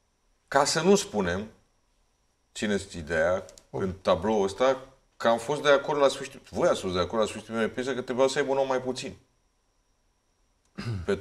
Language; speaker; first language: Romanian; native; Romanian